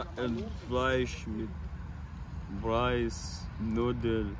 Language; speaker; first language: German; non-native, learner; Arabic